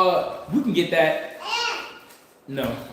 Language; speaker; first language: English; native; English